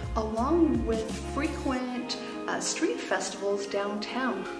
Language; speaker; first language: English; native; English